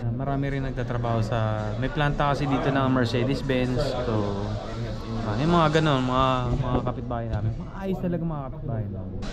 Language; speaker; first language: Filipino; native; Filipino